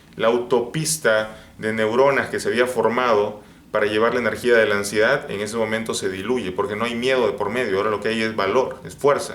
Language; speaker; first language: Spanish; native; Spanish